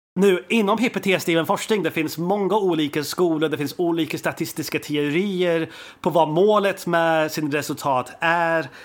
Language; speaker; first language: Swedish; native; Swedish